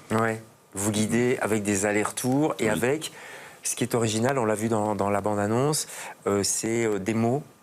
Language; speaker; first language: French; native; French